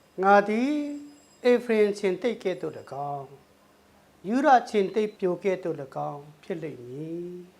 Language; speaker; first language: Burmese; non-native, local second language; Thado Chin